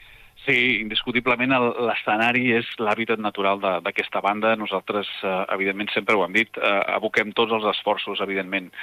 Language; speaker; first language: Catalan; native; Catalan